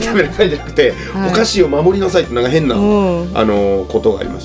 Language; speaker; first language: Japanese; native; Japanese